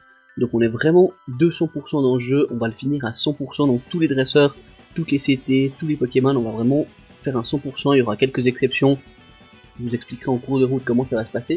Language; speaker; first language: French; native; French